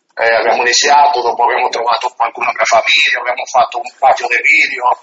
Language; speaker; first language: Italian; early bilingual, other home language; Spanish